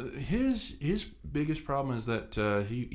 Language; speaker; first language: English; native; English